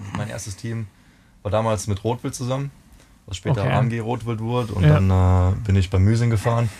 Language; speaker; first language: German; native; German